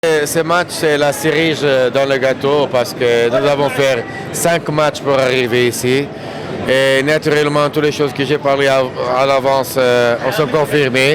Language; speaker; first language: French; non-native, fluent; Portuguese